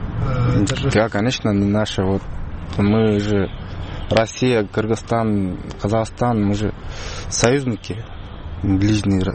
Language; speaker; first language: Russian; non-native, learner; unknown